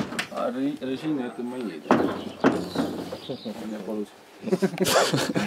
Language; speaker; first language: Russian; non-native, learner; Latvian